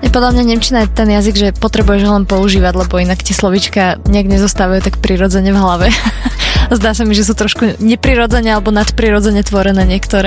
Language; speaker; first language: Slovak; native; Slovak